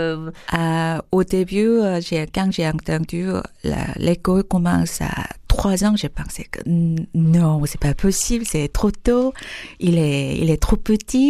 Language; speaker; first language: French; non-native, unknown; Korean